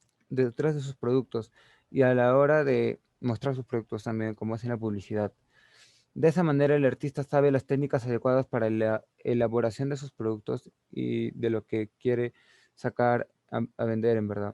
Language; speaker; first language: Spanish; native; Spanish